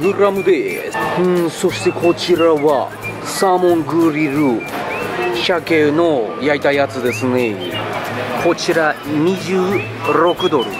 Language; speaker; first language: Japanese; native; Japanese